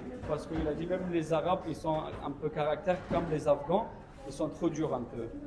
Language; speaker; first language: French; non-native, fluent; Pashto